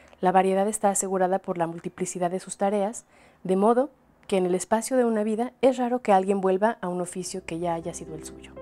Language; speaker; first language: Spanish; native; Spanish